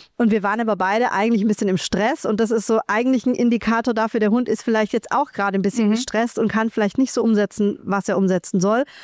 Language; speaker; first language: German; native; German